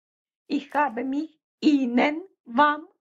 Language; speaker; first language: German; non-native, fluent; Russian